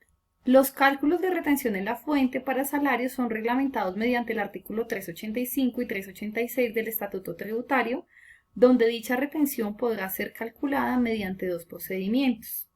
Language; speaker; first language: Spanish; native; Spanish